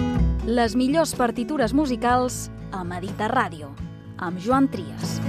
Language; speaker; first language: Catalan; native; Catalan